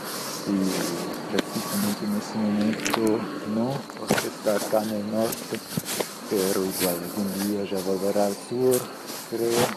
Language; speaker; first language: Spanish; non-native, fluent; German